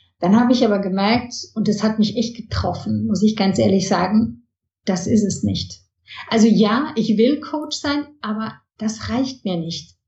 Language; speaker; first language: German; early bilingual, heritage; German